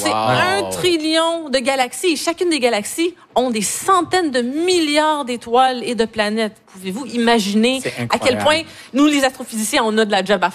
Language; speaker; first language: French; native; French